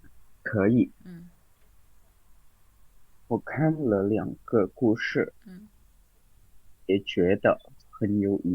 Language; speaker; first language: Chinese; non-native, learner; Indonesian